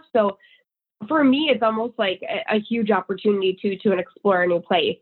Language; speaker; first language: English; native; English